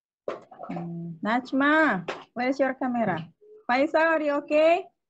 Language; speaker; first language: English; non-native, fluent; Indonesian